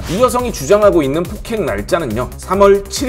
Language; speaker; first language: Korean; native; Korean